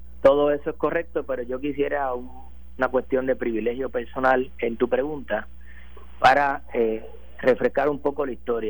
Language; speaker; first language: Spanish; native; Spanish